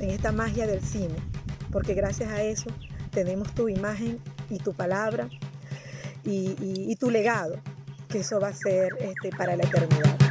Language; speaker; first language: Spanish; non-native, local second language; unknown